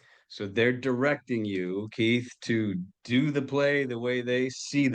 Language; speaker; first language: English; native; English